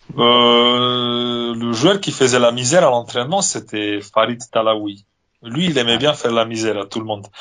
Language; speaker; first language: French; non-native, fluent; Serbian